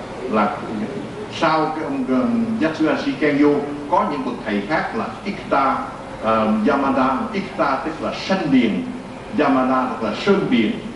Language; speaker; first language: Vietnamese; native; Vietnamese